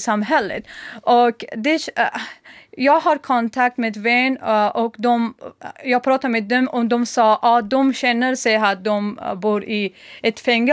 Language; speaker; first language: Swedish; non-native, learner; Persian